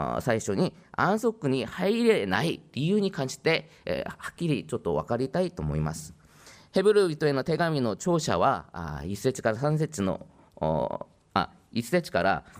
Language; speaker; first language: Japanese; non-native, fluent; Korean